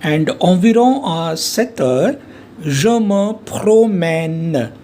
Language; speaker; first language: French; non-native, fluent; Hindi